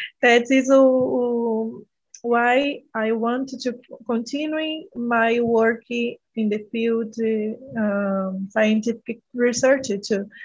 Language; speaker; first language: English; non-native, learner; Portuguese